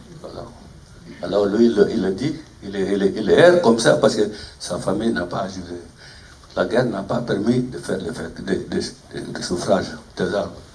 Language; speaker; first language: French; non-native, fluent; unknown